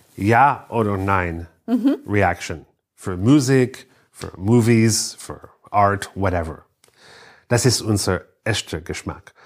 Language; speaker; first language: German; non-native, learner; English